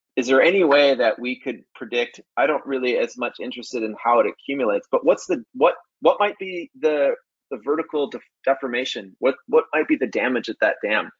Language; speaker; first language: English; native; English